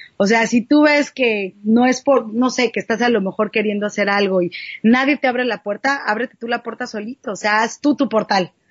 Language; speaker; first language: Spanish; native; Spanish